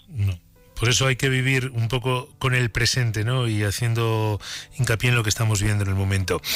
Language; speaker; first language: Spanish; native; Spanish